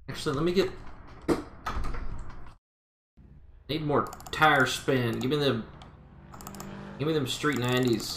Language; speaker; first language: English; native; English